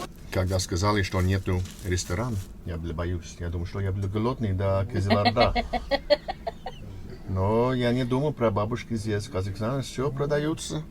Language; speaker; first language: Russian; non-native, learner; English